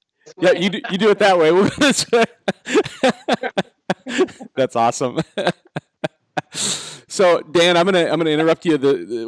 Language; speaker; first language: English; native; English